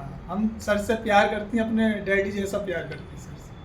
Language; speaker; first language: Hindi; native; Hindi